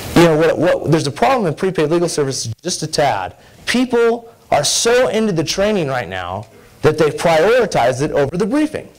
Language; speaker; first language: English; native; English